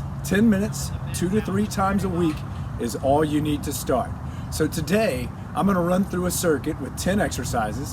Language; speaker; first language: English; native; English